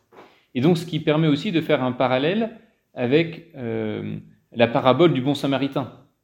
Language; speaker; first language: French; native; French